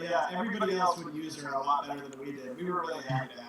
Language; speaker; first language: English; native; English